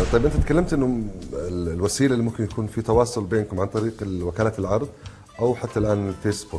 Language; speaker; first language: Arabic; native; Arabic